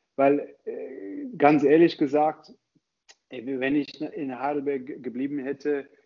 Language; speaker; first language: German; non-native, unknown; English